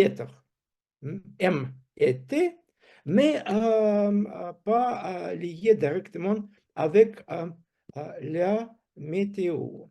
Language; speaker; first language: French; non-native, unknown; Russian